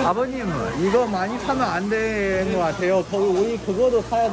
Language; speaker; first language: Korean; non-native, local second language; Chinese